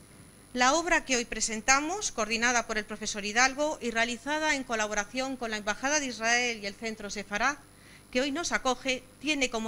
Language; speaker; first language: Spanish; native; Spanish